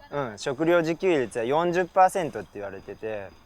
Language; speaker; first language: Japanese; native; Japanese